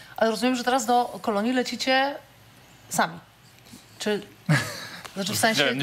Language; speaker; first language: Polish; native; Polish